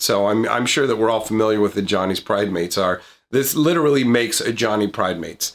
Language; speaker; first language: English; native; English